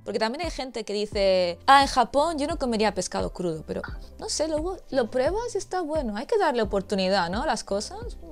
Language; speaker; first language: Spanish; native; Spanish